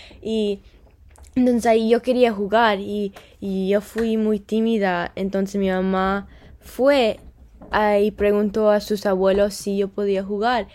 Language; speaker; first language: Spanish; early bilingual, heritage; Spanish